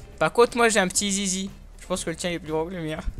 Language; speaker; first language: French; native; French